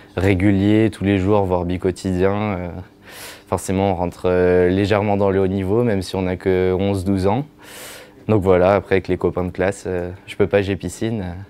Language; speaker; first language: French; native; French